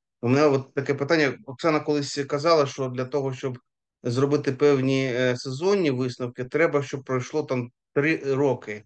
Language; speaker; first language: Ukrainian; native; Ukrainian